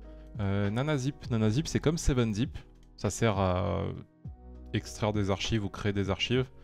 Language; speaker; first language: French; native; French